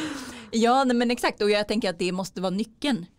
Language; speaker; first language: Swedish; native; Swedish